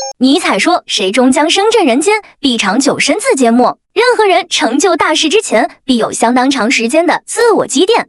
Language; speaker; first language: Chinese; native; Chinese